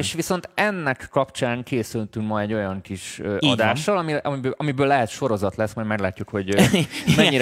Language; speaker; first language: Hungarian; native; Hungarian